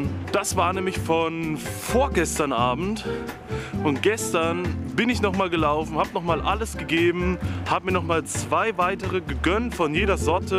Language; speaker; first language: German; native; German